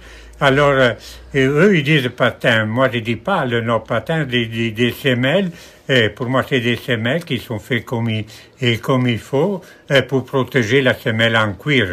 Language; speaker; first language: French; non-native, fluent; Italian